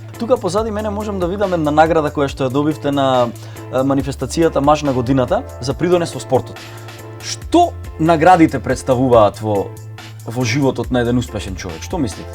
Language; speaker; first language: Macedonian; native; Macedonian